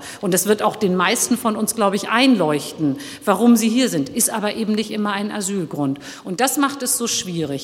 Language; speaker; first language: German; early bilingual, other home language; Turkish